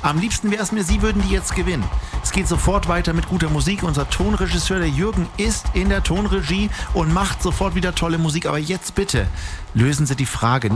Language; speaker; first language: German; native; German